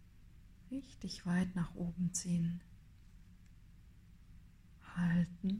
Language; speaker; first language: German; native; German